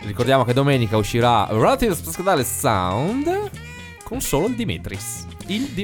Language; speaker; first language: Italian; native; Italian